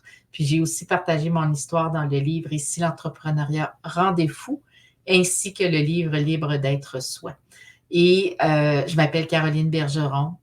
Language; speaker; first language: French; native; French